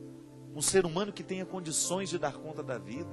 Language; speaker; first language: Portuguese; native; Portuguese